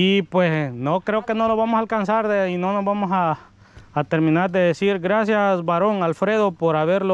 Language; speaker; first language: Spanish; native; Spanish